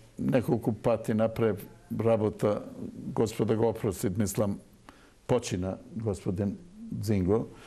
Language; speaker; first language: Macedonian; non-native, local second language; Turkish